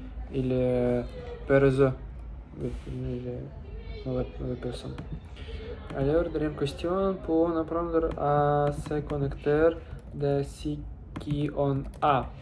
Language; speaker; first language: French; non-native, learner; Russian